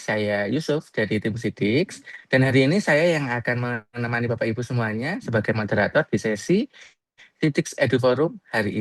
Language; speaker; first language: Indonesian; native; Indonesian